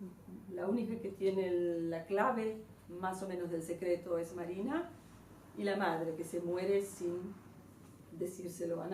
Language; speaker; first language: Spanish; native; Spanish